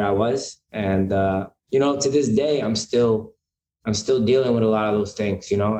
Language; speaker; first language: English; native; English